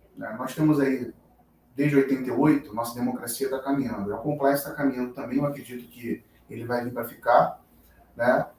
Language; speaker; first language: Portuguese; native; Portuguese